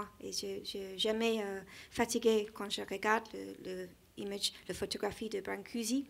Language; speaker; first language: French; non-native, learner; English